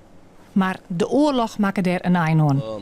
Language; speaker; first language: Dutch; non-native, local second language; Western Frisian